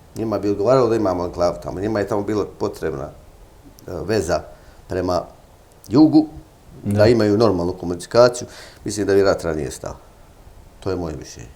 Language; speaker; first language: Bosnian; native; Bosnian